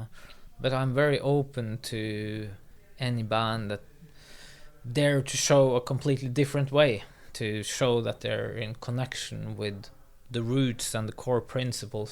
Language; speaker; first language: English; non-native, fluent; Norwegian